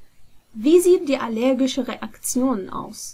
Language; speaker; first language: German; non-native, fluent; Arabic